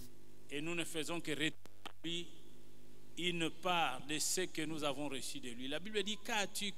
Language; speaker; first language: French; non-native, local second language; Lingala